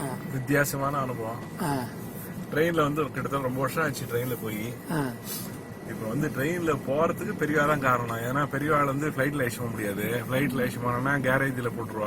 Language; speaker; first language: Tamil; native; Tamil